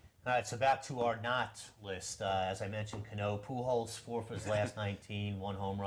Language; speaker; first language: English; native; English